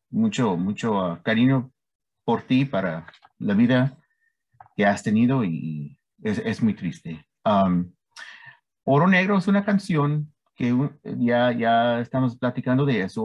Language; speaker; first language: Spanish; early bilingual, heritage; Spanish